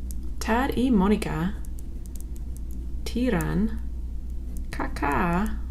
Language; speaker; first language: Spanish; non-native, fluent; English